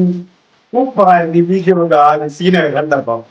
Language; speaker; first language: Malayalam; native; Malayalam